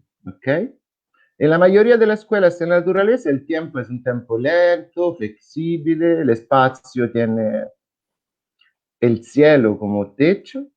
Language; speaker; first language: Spanish; non-native, fluent; Italian